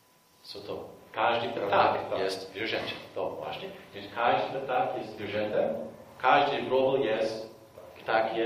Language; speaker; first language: Polish; non-native, fluent; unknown